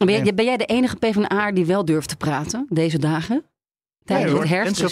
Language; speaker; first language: Dutch; native; Dutch